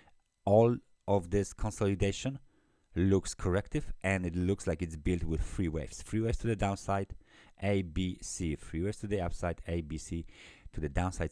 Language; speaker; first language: English; non-native, fluent; Polish